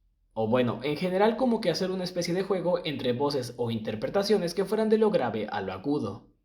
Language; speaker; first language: Spanish; native; Spanish